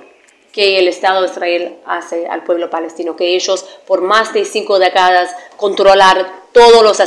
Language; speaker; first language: Spanish; non-native, fluent; Arabic